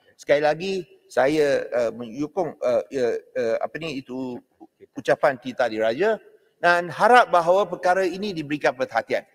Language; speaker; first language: Malay; non-native, local second language; Chinese